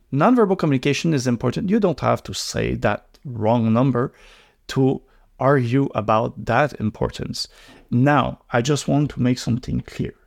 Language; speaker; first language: English; non-native, local second language; French